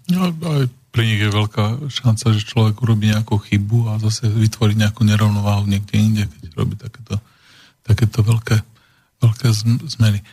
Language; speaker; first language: Slovak; native; Slovak